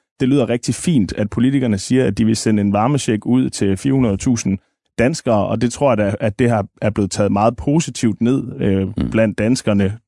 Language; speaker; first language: Danish; native; Danish